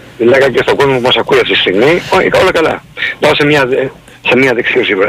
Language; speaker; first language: Greek; early bilingual, heritage; Greek